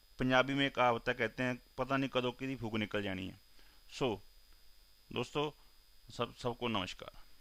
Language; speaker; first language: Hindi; non-native, local second language; Punjabi